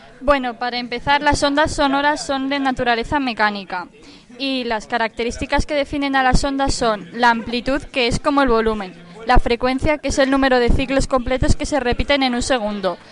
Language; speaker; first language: Spanish; native; Spanish